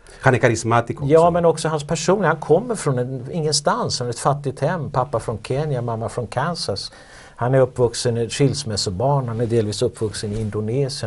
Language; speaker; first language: Swedish; native; Swedish